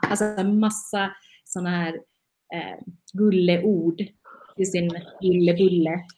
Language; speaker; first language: Swedish; native; Swedish